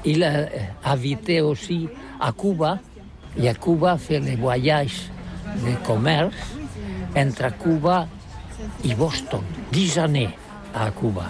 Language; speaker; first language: French; non-native, learner; Catalan